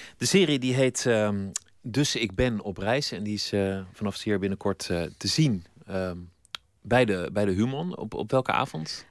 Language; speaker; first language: Dutch; native; Dutch